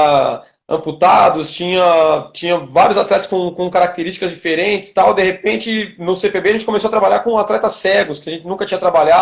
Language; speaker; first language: Portuguese; native; Portuguese